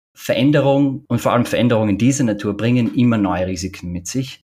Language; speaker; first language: German; native; German